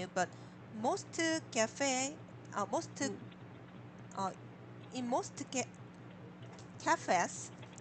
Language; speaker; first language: English; non-native, learner; Korean